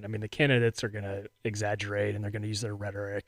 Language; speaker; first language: English; native; English